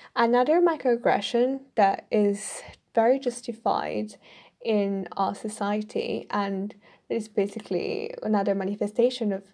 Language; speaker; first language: English; non-native, fluent; Italian